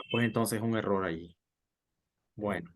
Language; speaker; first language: Spanish; native; Spanish